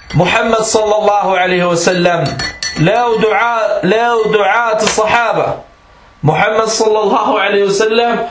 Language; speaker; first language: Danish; non-native, fluent; Arabic